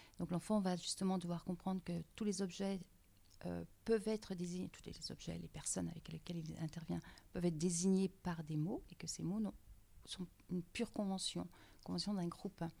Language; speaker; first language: French; native; French